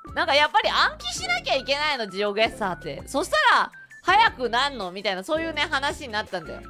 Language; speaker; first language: Japanese; native; Japanese